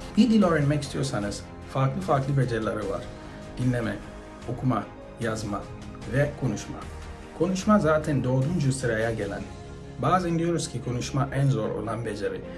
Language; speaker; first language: Turkish; non-native, fluent; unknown